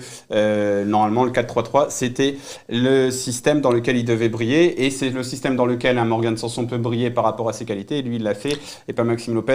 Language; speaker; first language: French; native; French